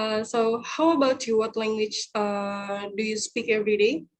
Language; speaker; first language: English; non-native, learner; Indonesian